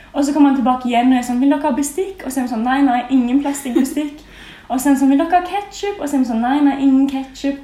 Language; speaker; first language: Norwegian; native; Norwegian